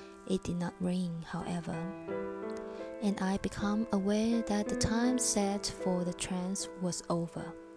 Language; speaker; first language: English; non-native, fluent; Chinese